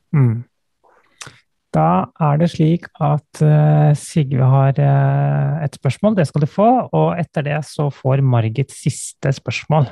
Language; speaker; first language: Norwegian; native; Norwegian